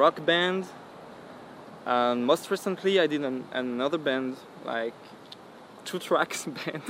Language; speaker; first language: English; non-native, fluent; French